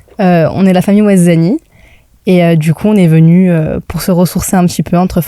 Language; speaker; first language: French; early bilingual, other home language; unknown